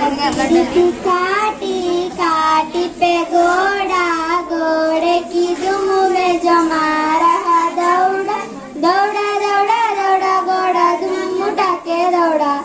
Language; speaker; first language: Hindi; non-native, local second language; Telugu